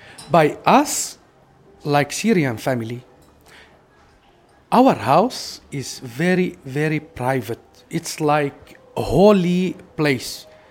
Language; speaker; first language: English; non-native, fluent; Arabic